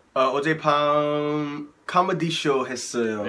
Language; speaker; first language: Korean; non-native, fluent; English